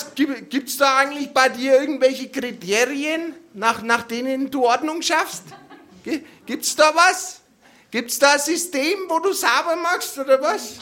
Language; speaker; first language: German; native; German